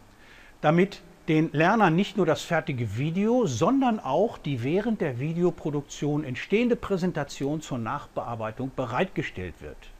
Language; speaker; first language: German; native; German